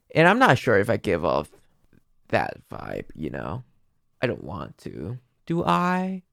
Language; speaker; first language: English; non-native, fluent; Chinese